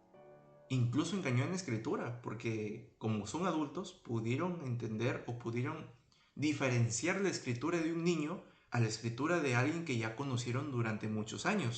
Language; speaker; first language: Spanish; native; Spanish